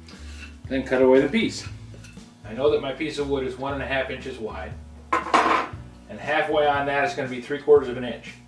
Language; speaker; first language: English; native; English